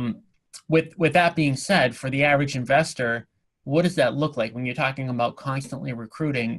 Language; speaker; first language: English; native; English